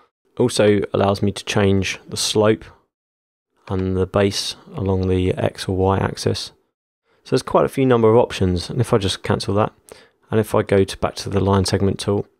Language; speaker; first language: English; native; English